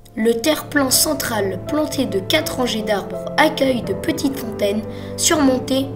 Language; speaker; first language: French; native; French